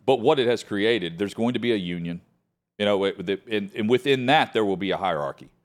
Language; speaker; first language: English; native; English